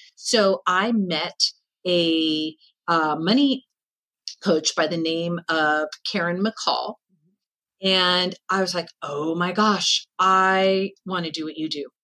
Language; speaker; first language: English; native; English